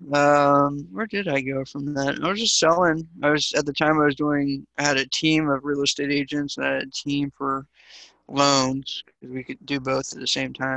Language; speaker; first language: English; native; English